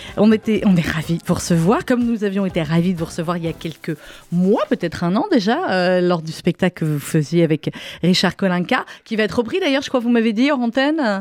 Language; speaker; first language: French; native; French